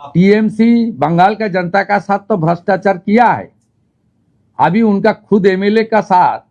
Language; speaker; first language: Hindi; non-native, local second language; Bangla